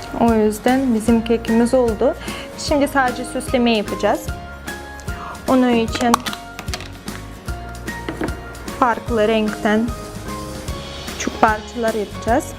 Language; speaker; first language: Turkish; non-native, fluent; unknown